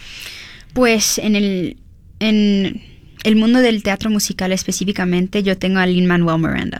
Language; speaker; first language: Spanish; early bilingual, heritage; Spanish